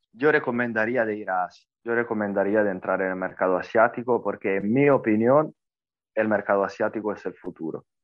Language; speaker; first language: Spanish; non-native, fluent; Italian